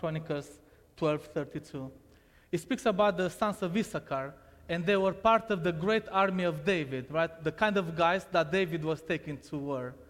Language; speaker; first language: English; non-native, fluent; Romanian